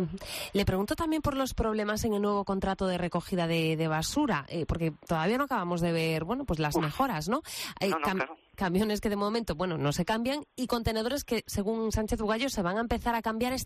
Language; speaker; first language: Spanish; native; Spanish